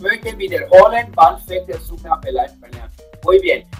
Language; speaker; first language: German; non-native, fluent; Spanish